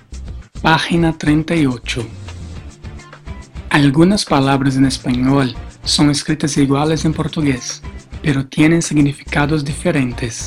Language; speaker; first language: Spanish; non-native, fluent; Portuguese